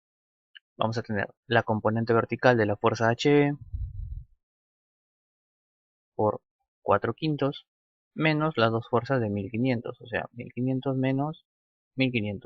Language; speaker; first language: Spanish; native; Spanish